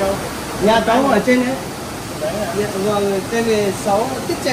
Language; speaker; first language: Vietnamese; native; Vietnamese